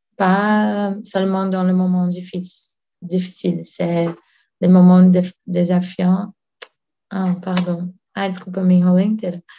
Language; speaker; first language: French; non-native, learner; Portuguese